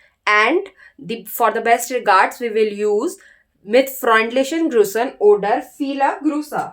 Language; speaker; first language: German; non-native, learner; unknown